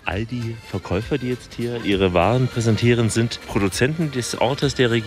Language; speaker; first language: German; native; German